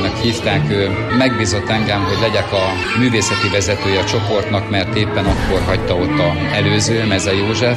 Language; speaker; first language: Hungarian; native; Hungarian